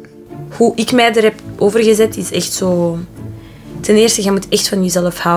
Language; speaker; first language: Dutch; native; Dutch